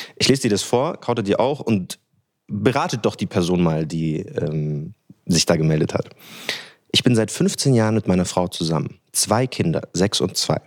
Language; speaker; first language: German; early bilingual, other home language; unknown